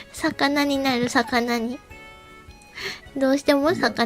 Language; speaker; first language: Japanese; native; Japanese